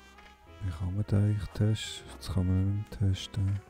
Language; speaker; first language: German; native; German